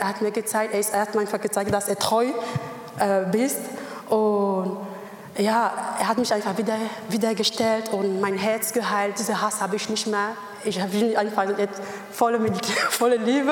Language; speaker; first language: German; non-native, learner; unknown